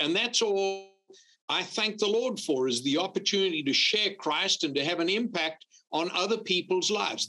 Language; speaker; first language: English; native; English